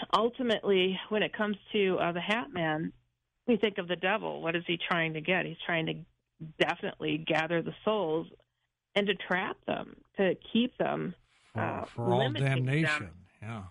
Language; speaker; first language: English; native; English